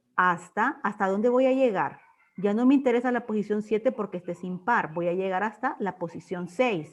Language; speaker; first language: Spanish; native; Spanish